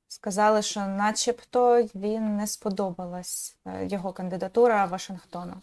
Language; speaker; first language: Ukrainian; native; Ukrainian